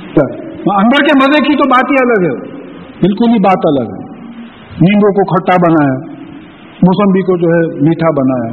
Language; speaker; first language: Urdu; native; Urdu